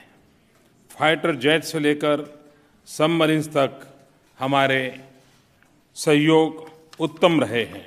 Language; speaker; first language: Hindi; non-native, local second language; Gujarati